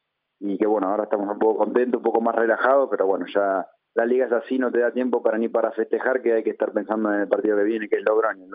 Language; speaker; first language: Spanish; native; Spanish